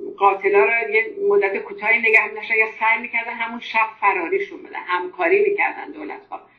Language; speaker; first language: Persian; non-native, local second language; Azerbaijani